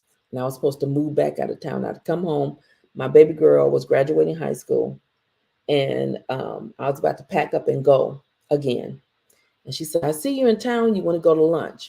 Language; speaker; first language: English; native; English